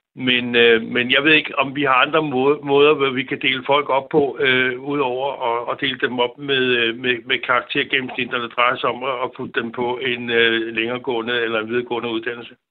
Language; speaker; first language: Danish; native; Danish